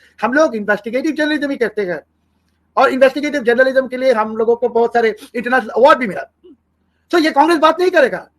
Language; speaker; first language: Hindi; non-native, fluent; Bangla